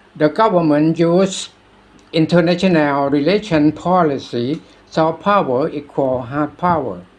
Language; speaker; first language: English; non-native, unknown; Thai